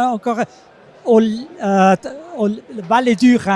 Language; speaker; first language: French; non-native, local second language; German